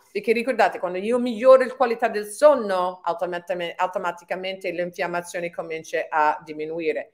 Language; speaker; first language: Italian; non-native, fluent; English